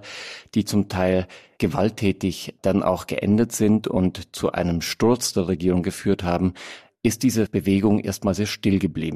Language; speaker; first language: German; native; German